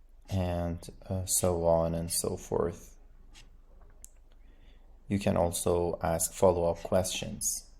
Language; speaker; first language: English; non-native, fluent; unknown